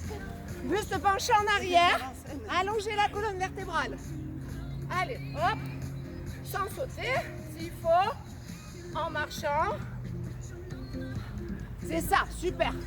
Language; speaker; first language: French; native; French